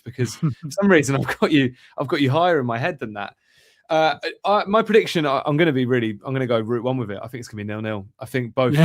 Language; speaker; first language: English; native; English